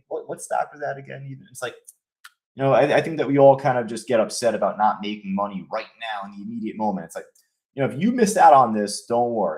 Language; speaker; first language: English; native; English